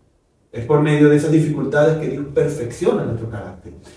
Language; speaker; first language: Spanish; native; Spanish